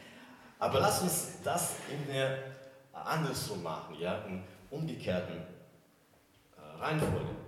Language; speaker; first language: German; non-native, fluent; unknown